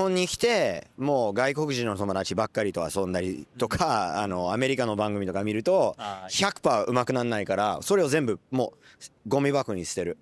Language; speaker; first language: Japanese; non-native, fluent; English